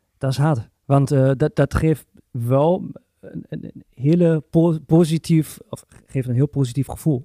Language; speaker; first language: Dutch; native; Dutch